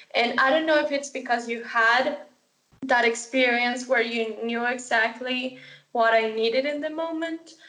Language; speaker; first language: English; non-native, fluent; Spanish